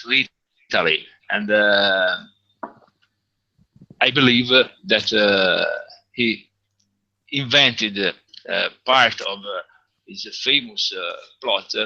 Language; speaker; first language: English; non-native, fluent; Italian